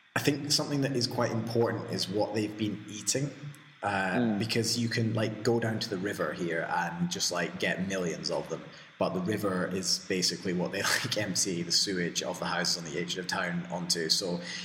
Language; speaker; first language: English; native; English